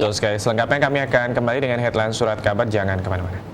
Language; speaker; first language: Indonesian; native; Indonesian